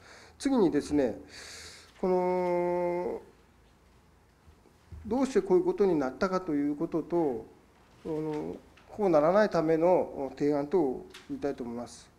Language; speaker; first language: Japanese; native; Japanese